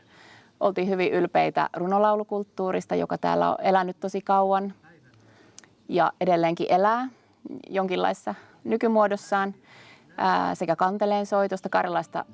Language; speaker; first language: Finnish; native; Finnish